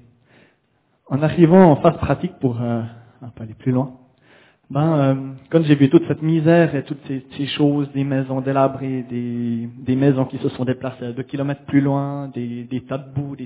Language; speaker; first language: French; native; French